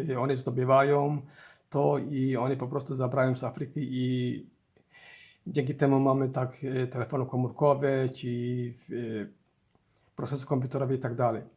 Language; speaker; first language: Polish; non-native, learner; Somali